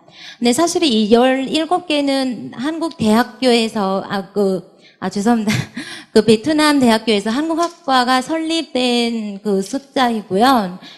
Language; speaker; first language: Korean; non-native, fluent; Vietnamese